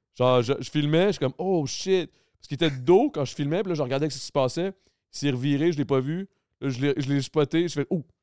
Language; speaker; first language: French; native; French